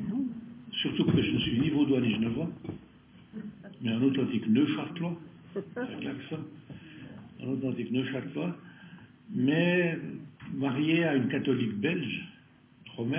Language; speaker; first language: French; native; French